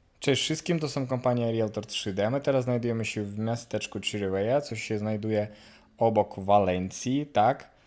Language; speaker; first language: Polish; non-native, learner; Ukrainian